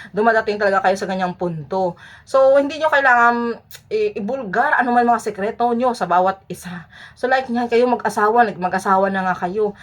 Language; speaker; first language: Filipino; native; Filipino